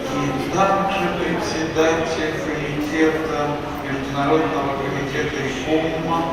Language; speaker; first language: Russian; native; Russian